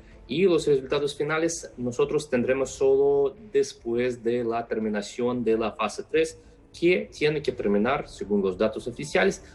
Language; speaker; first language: Spanish; non-native, fluent; Russian